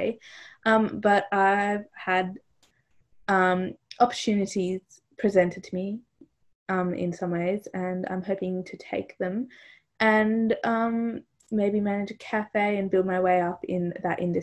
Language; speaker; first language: English; native; English